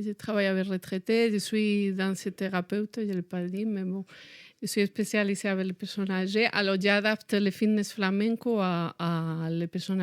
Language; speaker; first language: French; non-native, fluent; Spanish